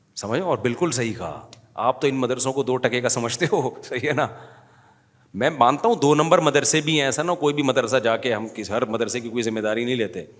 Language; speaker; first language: Urdu; native; Urdu